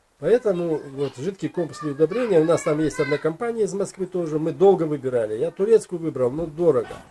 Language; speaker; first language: Russian; native; Russian